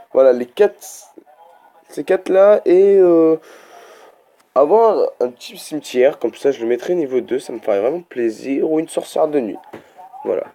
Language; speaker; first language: French; native; French